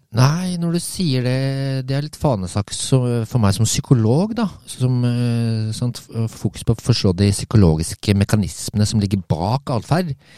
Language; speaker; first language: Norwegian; native; Norwegian